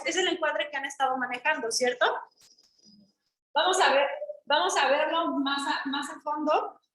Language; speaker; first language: Spanish; native; Spanish